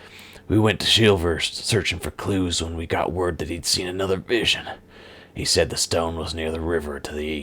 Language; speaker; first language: English; native; English